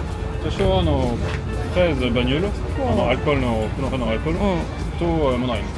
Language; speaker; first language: Japanese; non-native, learner; French